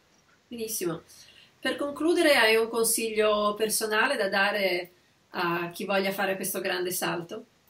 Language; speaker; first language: Italian; native; Italian